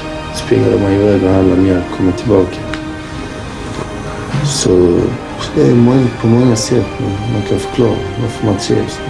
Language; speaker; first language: Swedish; early bilingual, other home language; Bosnian